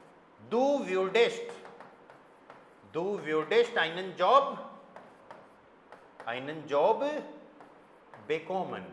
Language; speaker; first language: German; non-native, fluent; Hindi